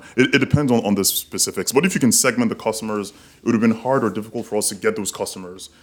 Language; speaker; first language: English; non-native, local second language; Yoruba